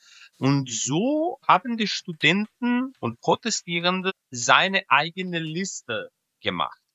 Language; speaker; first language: German; non-native, fluent; Serbian